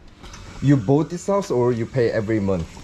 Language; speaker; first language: English; non-native, learner; Korean